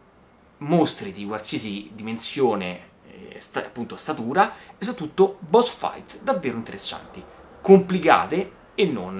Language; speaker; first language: Italian; native; Italian